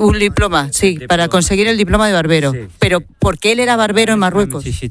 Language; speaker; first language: Spanish; native; Spanish